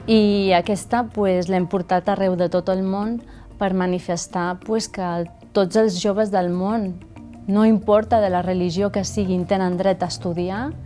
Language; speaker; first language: Catalan; early bilingual, other home language; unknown